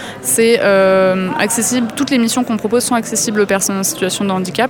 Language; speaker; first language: French; native; French